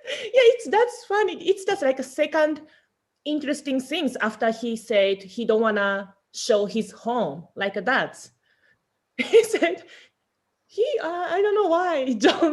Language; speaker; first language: English; non-native, learner; Japanese